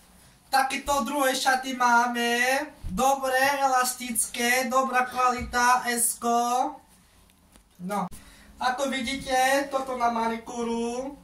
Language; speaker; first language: Slovak; non-native, local second language; Romany